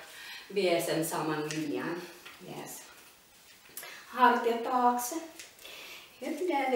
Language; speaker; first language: Finnish; non-native, learner; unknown